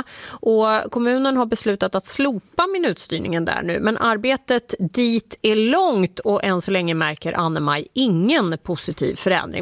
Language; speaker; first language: Swedish; native; Swedish